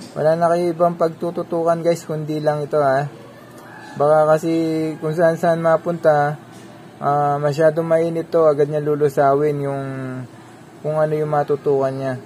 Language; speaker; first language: Filipino; non-native, local second language; Pampanga